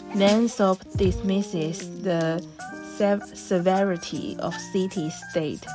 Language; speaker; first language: English; non-native, learner; Chinese